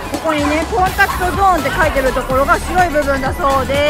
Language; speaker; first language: Japanese; native; Japanese